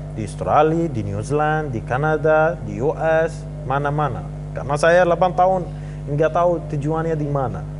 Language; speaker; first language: Indonesian; non-native, learner; Arabic